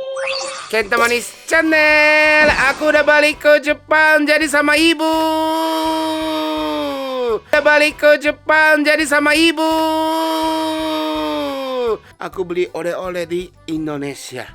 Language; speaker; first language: Indonesian; non-native, fluent; Japanese